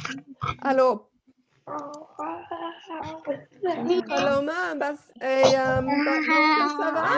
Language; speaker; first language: French; non-native, fluent; English